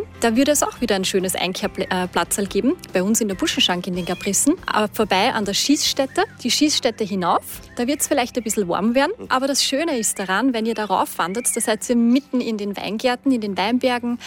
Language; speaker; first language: German; native; German